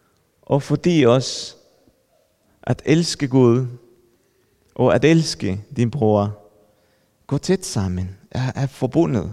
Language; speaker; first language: Danish; non-native, fluent; Spanish